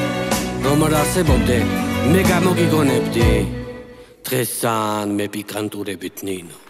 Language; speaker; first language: Georgian; native; Georgian